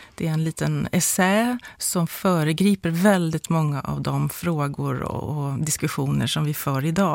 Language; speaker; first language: Swedish; native; Swedish